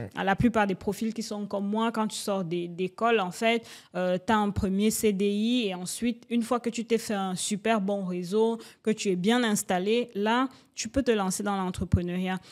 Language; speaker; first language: French; native; French